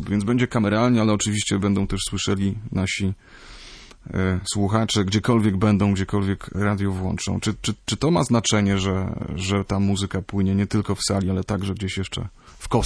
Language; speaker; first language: Polish; native; Polish